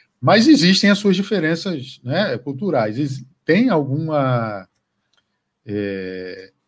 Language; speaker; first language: Portuguese; native; Portuguese